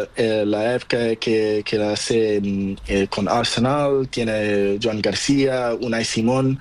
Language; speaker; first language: Spanish; non-native, learner; Portuguese